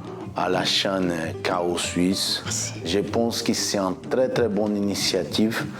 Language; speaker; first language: French; non-native, fluent; Portuguese